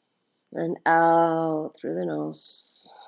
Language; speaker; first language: English; native; English